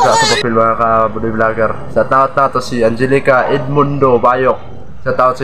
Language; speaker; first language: Filipino; non-native, local second language; Cebuano